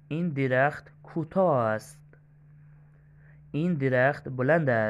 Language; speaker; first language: Persian; non-native, fluent; Urdu